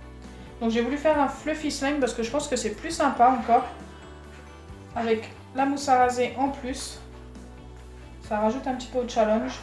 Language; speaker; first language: French; native; French